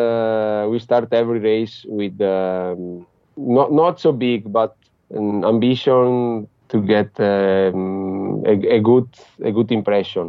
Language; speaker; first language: English; non-native, fluent; Italian